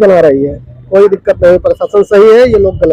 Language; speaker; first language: Hindi; native; Hindi